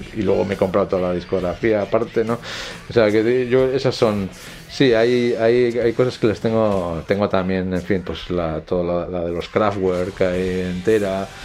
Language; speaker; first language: Spanish; native; Spanish